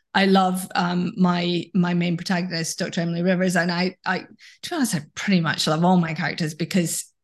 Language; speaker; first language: English; native; English